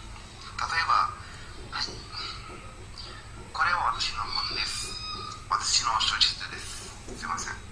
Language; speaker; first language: Japanese; non-native, learner; Indonesian